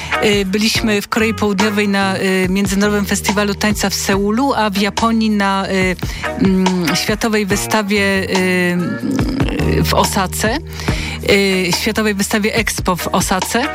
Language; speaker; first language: Polish; native; Polish